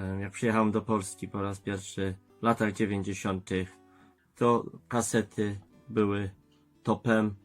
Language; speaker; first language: Polish; non-native, fluent; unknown